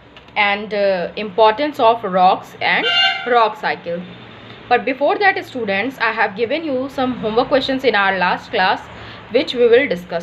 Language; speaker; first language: English; non-native, local second language; Hindi